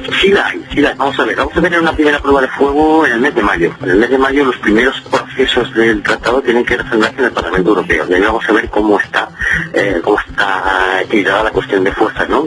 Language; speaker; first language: Spanish; non-native, local second language; Catalan